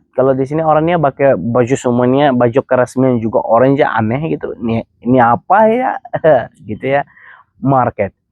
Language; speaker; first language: Indonesian; non-native, fluent; Arabic